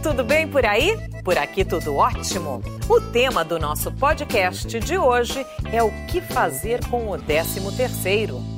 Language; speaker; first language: Portuguese; native; Portuguese